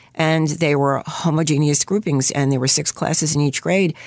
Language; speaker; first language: English; native; English